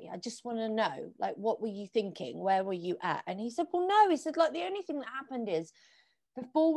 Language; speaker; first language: English; native; English